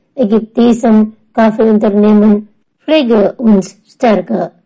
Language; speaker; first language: German; non-native, fluent; Indonesian